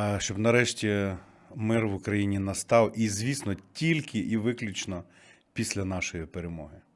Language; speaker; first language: Ukrainian; native; Ukrainian